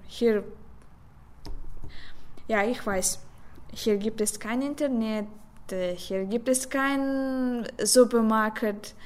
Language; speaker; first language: German; non-native, learner; Russian